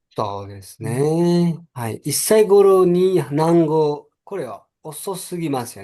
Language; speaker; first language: Japanese; non-native, fluent; Nepali